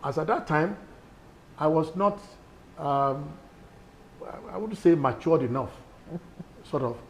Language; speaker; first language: English; non-native, local second language; Yoruba